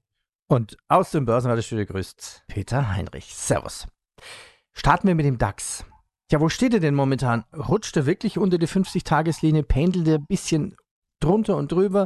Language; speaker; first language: German; native; German